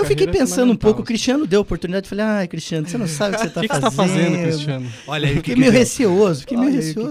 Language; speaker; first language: Portuguese; native; Portuguese